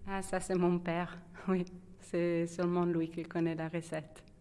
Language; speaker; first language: French; non-native, fluent; Italian